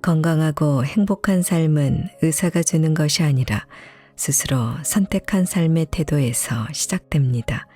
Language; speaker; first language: Korean; native; Korean